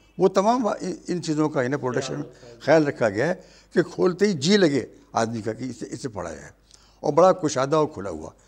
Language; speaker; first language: Urdu; native; Urdu